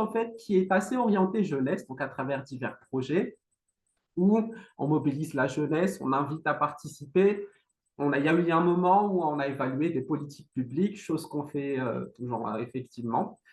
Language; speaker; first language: French; non-native, local second language; Malagasy